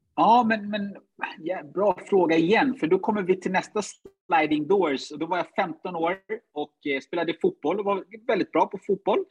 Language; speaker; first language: Swedish; early bilingual, other home language; Ganda